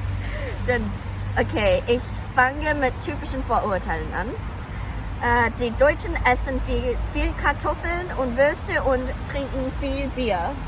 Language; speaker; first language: German; non-native, learner; Japanese